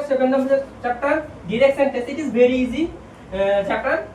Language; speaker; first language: Hindi; non-native, local second language; Bangla